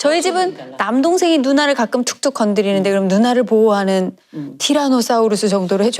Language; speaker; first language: Korean; native; Korean